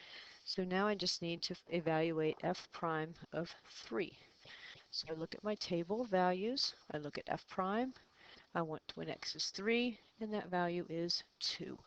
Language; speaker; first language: English; native; English